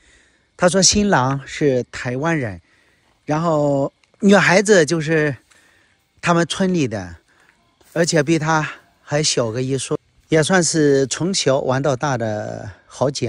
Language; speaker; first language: Chinese; native; Chinese